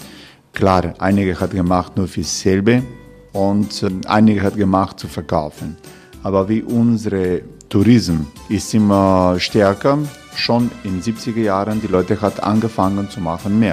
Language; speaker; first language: German; non-native, learner; Croatian